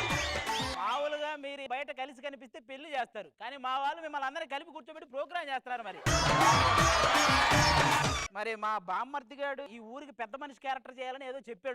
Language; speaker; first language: Telugu; native; Telugu